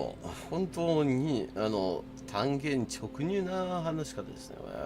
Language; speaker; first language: Japanese; non-native, fluent; English